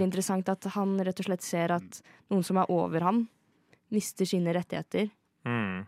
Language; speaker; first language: Norwegian; native; Norwegian